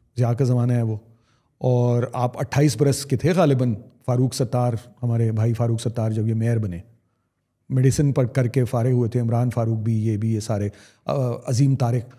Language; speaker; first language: Urdu; native; Urdu